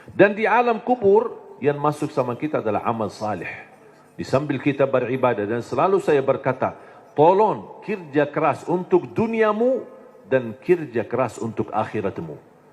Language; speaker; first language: Indonesian; non-native, fluent; Arabic